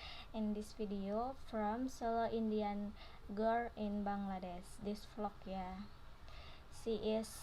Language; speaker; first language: English; non-native, learner; Indonesian